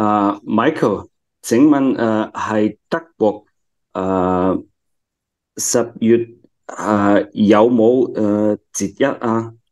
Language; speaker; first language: Cantonese; non-native, learner; Bulgarian